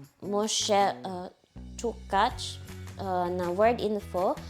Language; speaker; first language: Polish; non-native, learner; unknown